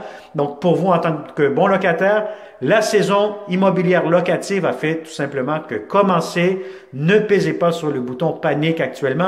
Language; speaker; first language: French; native; French